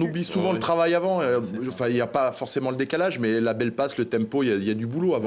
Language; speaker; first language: French; native; French